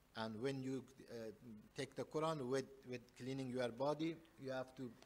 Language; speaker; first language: English; non-native, learner; Persian